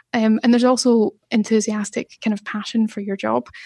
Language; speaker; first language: English; native; English